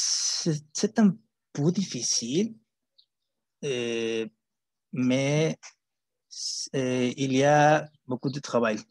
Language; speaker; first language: French; non-native, learner; Spanish